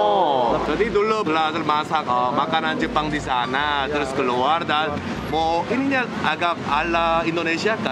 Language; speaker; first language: Indonesian; non-native, fluent; Korean